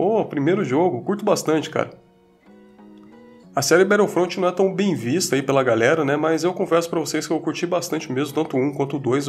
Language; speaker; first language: Portuguese; native; Portuguese